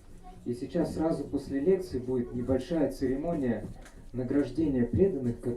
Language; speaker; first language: Russian; native; Russian